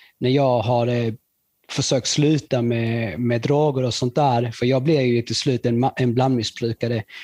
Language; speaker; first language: Swedish; early bilingual, other home language; Spanish